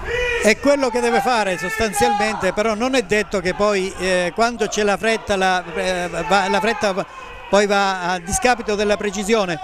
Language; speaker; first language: Italian; native; Italian